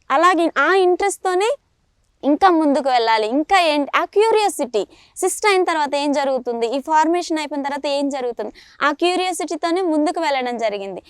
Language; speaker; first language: Telugu; native; Telugu